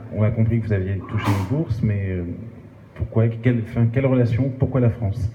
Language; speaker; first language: French; native; French